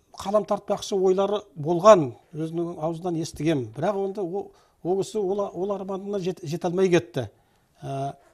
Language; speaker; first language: Kazakh; native; Kazakh